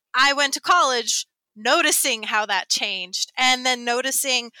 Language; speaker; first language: English; native; English